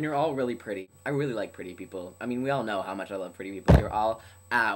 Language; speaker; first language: English; native; English